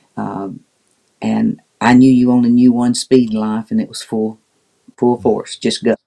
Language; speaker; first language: English; native; English